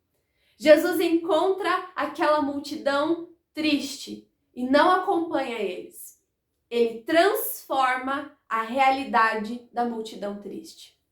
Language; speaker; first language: Portuguese; native; Portuguese